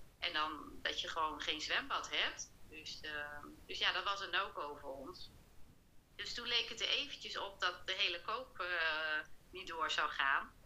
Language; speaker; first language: Dutch; native; Dutch